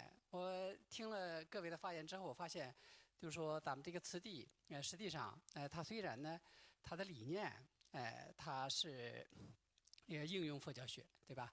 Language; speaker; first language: Chinese; native; Chinese